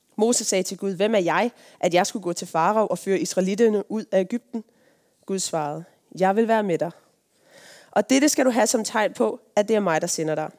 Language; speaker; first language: Danish; native; Danish